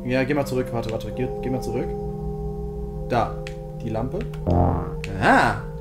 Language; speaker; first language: German; native; German